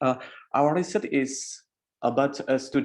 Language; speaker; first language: English; non-native, learner; Indonesian